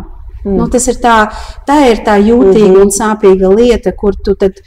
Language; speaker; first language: Latvian; early bilingual, heritage; Latvian